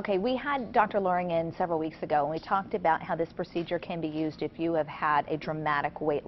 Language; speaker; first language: English; native; English